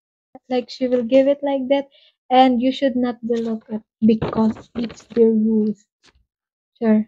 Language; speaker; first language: English; non-native, local second language; Waray